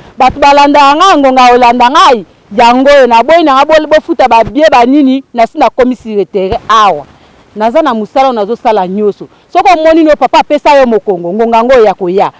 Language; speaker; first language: Lingala; non-native, local second language; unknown